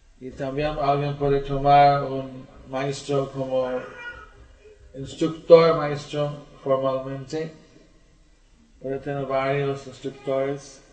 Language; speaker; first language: Spanish; non-native, learner; English